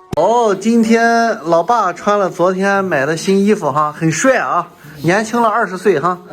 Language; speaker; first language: Chinese; native; Chinese